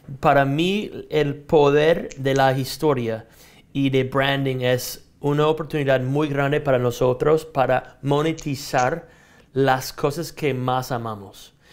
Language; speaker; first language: Spanish; non-native, fluent; English